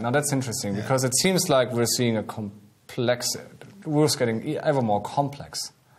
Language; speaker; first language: English; non-native, fluent; German